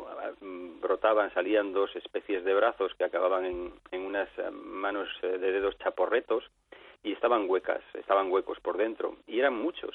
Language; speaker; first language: Spanish; native; Spanish